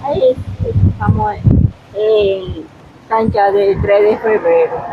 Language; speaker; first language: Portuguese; non-native, learner; Spanish